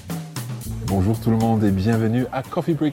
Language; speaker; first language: French; non-native, fluent; English